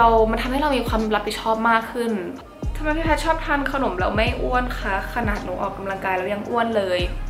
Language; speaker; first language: Thai; early bilingual, heritage; Thai